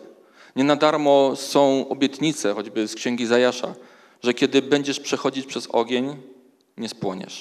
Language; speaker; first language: Polish; native; Polish